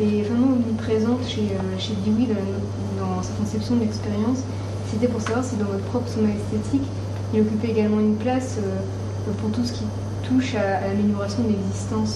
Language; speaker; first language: French; native; French